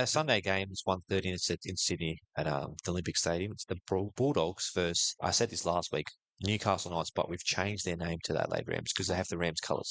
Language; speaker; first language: English; native; English